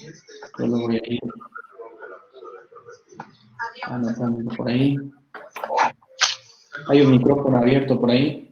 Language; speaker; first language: Spanish; native; Spanish